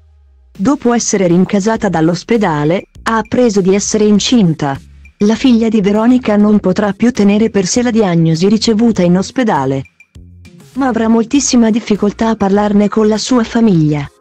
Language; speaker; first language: Italian; native; Italian